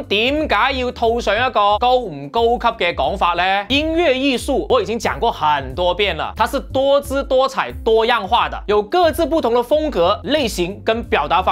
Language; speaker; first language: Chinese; non-native, local second language; Cantonese